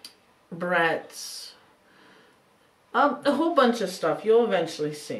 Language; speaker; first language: English; native; English